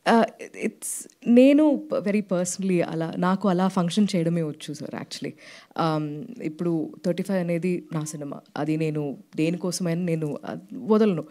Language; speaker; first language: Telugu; non-native, fluent; Malayalam